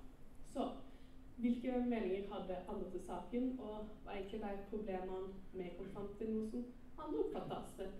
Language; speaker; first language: Norwegian; native; Norwegian